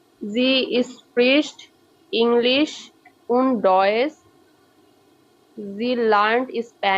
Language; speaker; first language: German; non-native, learner; Bangla